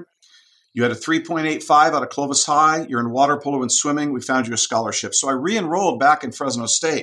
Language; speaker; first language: English; native; English